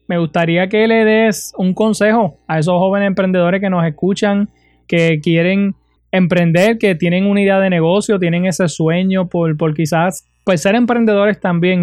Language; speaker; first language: Spanish; native; Spanish